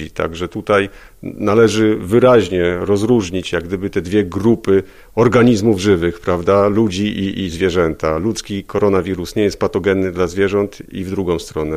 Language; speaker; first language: Polish; native; Polish